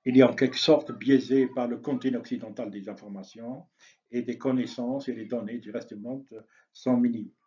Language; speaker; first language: French; non-native, local second language; Arabic